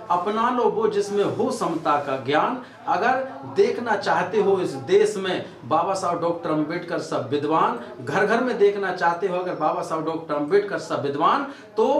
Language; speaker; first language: Hindi; native; Hindi